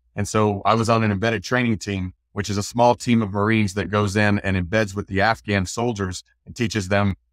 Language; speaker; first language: English; native; English